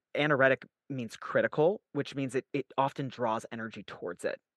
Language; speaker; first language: English; native; English